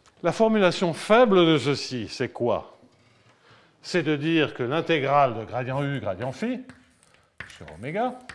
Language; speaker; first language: French; native; French